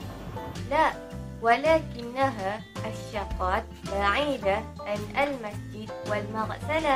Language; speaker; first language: Arabic; non-native, learner; Malay